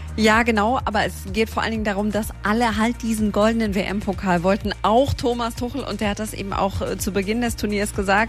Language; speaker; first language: German; native; German